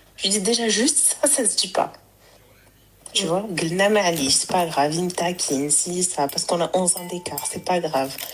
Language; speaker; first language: French; early bilingual, other home language; Arabic